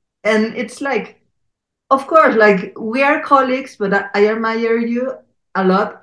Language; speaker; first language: English; non-native, fluent; Spanish